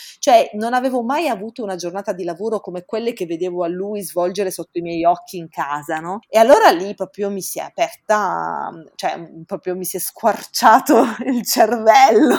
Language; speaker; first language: Italian; native; Italian